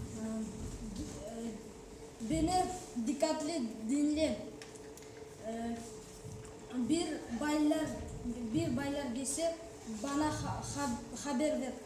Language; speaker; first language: Turkish; non-native, learner; Kazakh